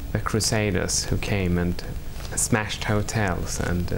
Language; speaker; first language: English; non-native, fluent; Swedish